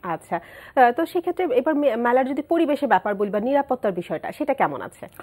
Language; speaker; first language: Bangla; native; Bangla